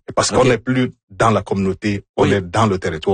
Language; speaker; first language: French; non-native, fluent; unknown